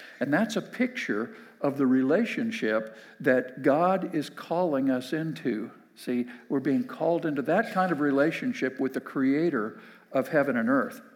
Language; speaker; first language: English; native; English